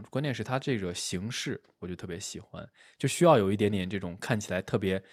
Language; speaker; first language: Chinese; native; Chinese